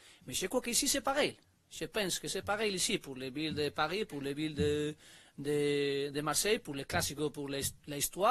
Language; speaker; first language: French; non-native, learner; Spanish